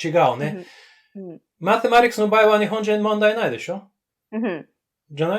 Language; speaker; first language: Japanese; non-native, learner; English